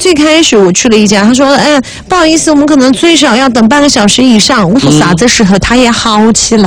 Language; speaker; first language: Chinese; native; Chinese